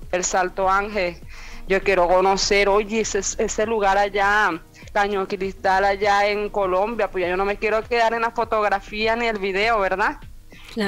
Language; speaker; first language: Spanish; native; Spanish